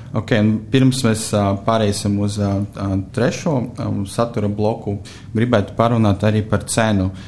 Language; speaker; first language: Latvian; non-native, local second language; Russian